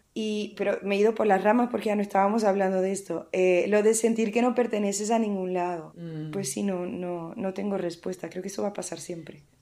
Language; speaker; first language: Spanish; early bilingual, heritage; Spanish